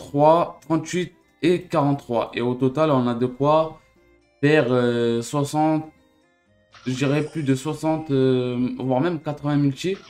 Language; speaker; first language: French; native; French